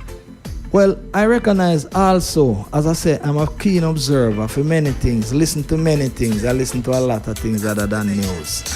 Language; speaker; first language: English; native; English